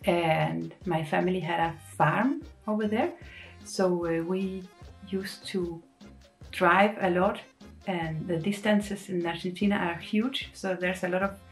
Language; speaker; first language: English; non-native, fluent; Spanish